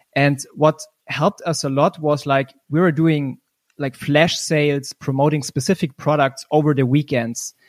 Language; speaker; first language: English; non-native, fluent; German